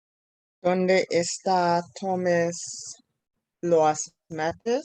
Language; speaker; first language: Spanish; non-native, learner; English